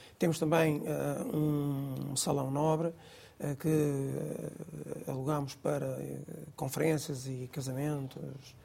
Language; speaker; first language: Portuguese; non-native, local second language; Gujarati